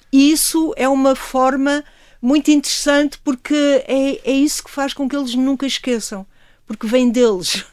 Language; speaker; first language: Portuguese; native; Portuguese